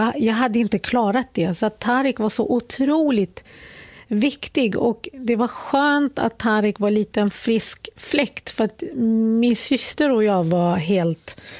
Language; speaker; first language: Swedish; early bilingual, other home language; Arabic